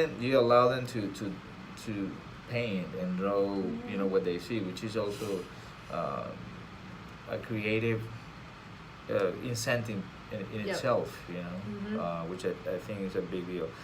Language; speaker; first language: English; non-native, fluent; Spanish